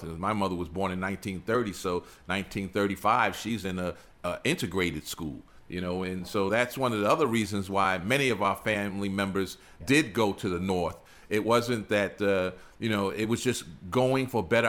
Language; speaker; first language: English; native; English